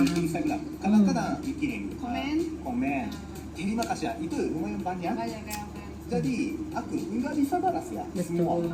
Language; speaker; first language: Indonesian; non-native, learner; Japanese